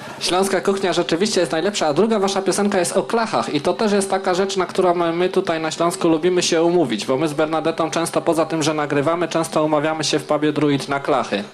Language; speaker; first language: Polish; native; Polish